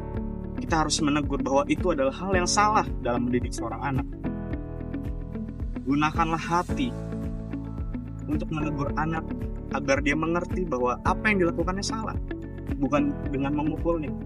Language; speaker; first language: Indonesian; native; Indonesian